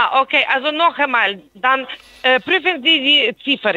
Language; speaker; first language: German; non-native, fluent; Polish